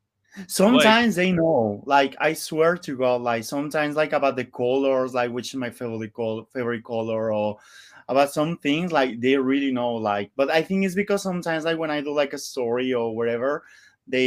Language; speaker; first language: English; non-native, learner; Spanish